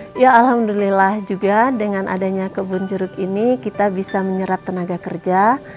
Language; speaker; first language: Indonesian; non-native, local second language; Minangkabau